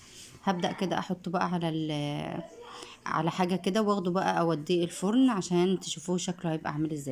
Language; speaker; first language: Arabic; native; Arabic